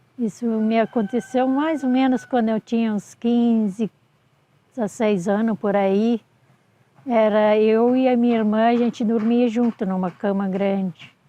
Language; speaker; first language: Portuguese; non-native, local second language; Low German